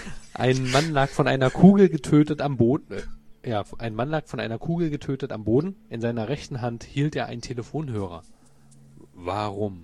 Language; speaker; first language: German; native; German